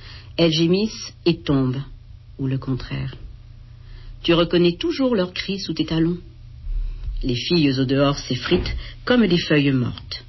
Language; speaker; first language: French; native; French